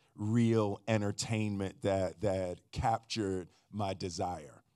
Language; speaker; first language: English; native; English